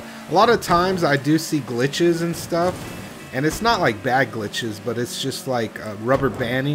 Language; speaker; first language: English; native; English